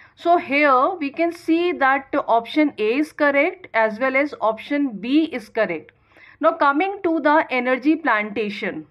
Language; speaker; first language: English; non-native, local second language; Hindi